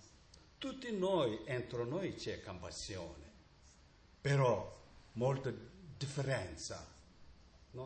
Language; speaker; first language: Italian; non-native, learner; Tibetan